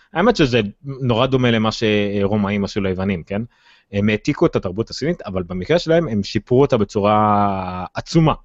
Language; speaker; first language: Hebrew; native; Hebrew